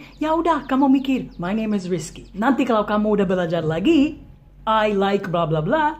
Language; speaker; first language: Indonesian; non-native, fluent; English